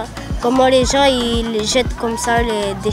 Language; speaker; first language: French; non-native, local second language; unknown